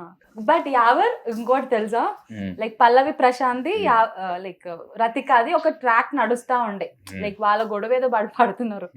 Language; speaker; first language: Telugu; native; Telugu